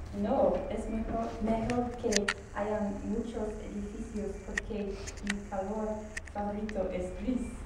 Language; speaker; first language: Spanish; non-native, learner; English